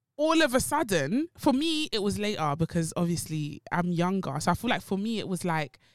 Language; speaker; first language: English; early bilingual, other home language; French